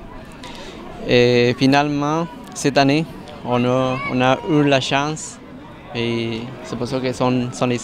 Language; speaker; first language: French; non-native, learner; Spanish